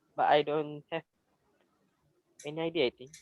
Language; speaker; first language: English; non-native, learner; Malay